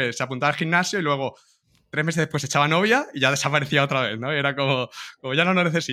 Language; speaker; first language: Spanish; native; Spanish